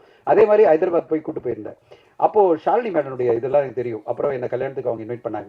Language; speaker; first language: Tamil; native; Tamil